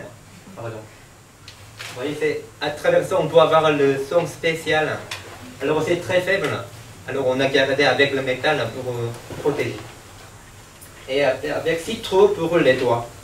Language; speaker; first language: French; non-native, learner; Korean